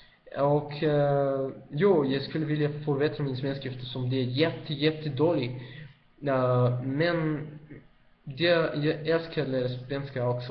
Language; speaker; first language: Swedish; non-native, learner; Spanish